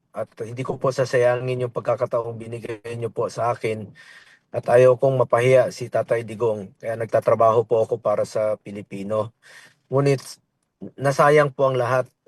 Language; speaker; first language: Filipino; non-native, local second language; Cebuano